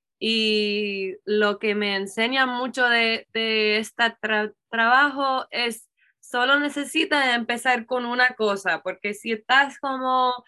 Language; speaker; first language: Spanish; non-native, learner; English